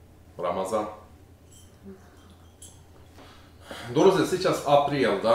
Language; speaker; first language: Russian; non-native, learner; Turkish